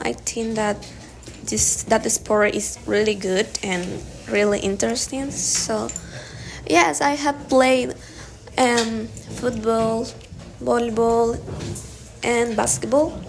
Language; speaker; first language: English; non-native, learner; Spanish